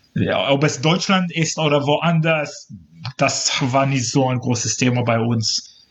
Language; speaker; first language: German; non-native, fluent; Hebrew